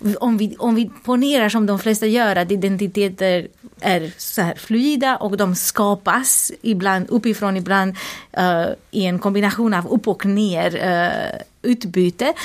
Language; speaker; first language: Swedish; non-native, fluent; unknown